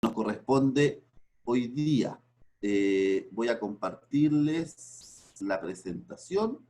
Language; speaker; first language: Spanish; native; Spanish